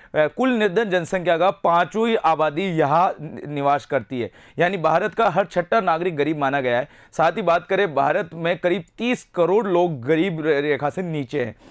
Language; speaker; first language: Hindi; native; Hindi